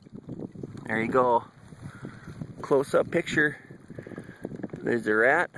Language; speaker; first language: English; native; English